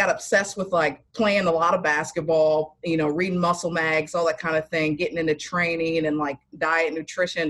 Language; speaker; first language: English; native; English